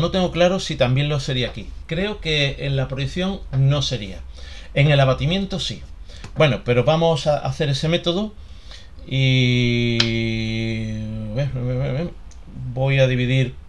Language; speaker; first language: Spanish; native; Spanish